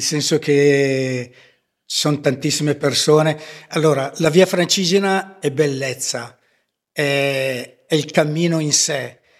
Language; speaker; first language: Italian; native; Italian